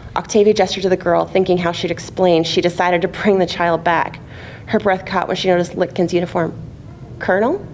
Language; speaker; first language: English; native; English